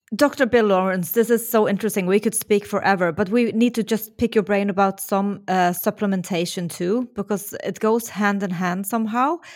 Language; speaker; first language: English; non-native, fluent; Norwegian